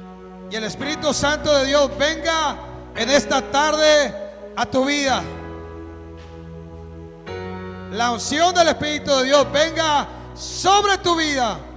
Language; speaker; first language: Spanish; native; Spanish